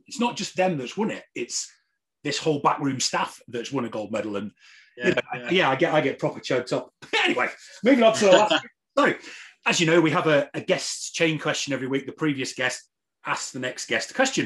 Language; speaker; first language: English; native; English